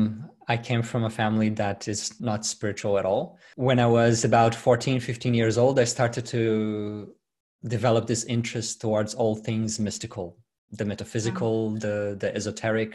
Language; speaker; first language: English; non-native, fluent; Portuguese